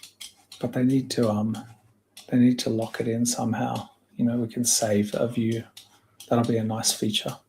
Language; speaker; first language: English; native; English